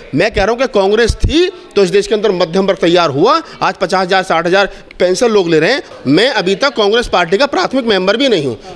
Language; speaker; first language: Hindi; native; Hindi